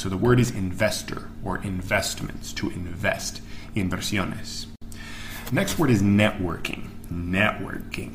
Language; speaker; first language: English; native; English